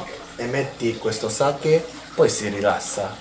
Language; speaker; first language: Italian; non-native, learner; Japanese